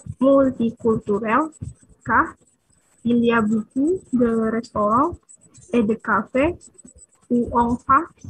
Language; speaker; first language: French; non-native, learner; Indonesian